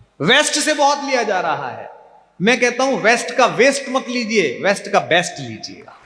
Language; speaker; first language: Hindi; native; Hindi